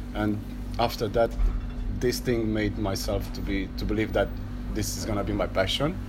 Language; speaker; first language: English; non-native, learner; Romanian